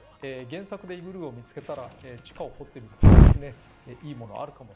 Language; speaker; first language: Japanese; native; Japanese